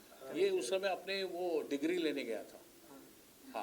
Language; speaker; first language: Hindi; native; Hindi